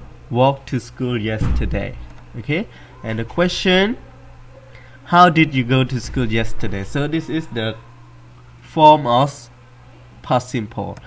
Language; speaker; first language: English; non-native, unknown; Khmer